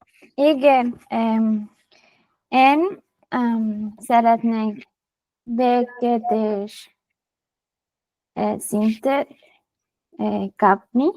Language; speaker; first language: Hungarian; non-native, learner; Spanish